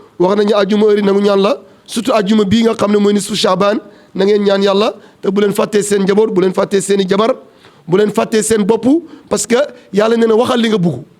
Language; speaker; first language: Wolof; native; Wolof